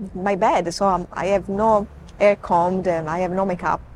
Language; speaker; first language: English; non-native, fluent; Italian